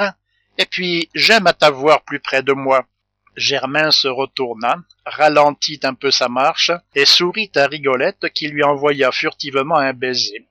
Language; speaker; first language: French; native; French